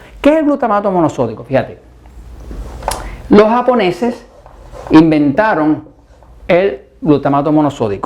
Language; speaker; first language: Spanish; native; Spanish